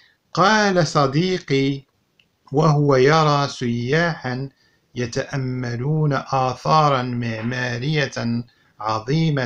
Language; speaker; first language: Arabic; native; Arabic